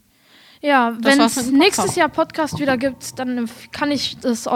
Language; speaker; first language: German; native; German